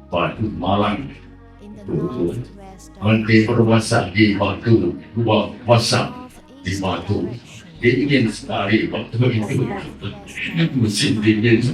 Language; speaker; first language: Indonesian; non-native, learner; Thai